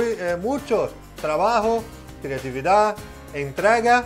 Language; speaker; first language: Spanish; non-native, learner; Portuguese